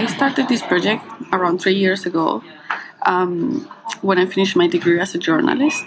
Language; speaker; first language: English; non-native, fluent; Spanish